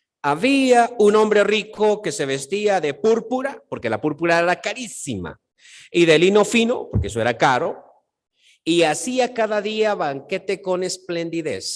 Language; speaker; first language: Spanish; native; Spanish